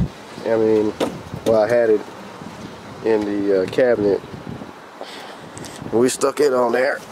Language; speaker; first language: English; native; English